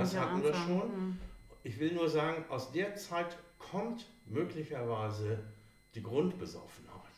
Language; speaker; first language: German; native; German